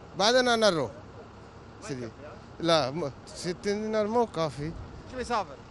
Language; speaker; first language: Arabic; non-native, learner; Bangla